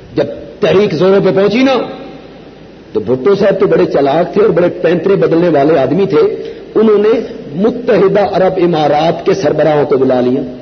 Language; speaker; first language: Urdu; non-native, local second language; Punjabi